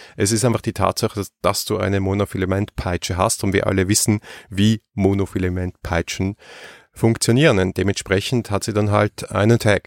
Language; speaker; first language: German; native; German